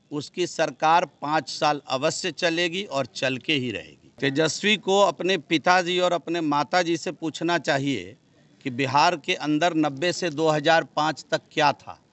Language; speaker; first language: Hindi; native; Hindi